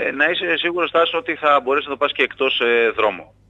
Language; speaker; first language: Greek; native; Greek